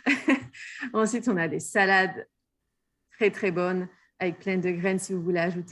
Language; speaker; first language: French; native; French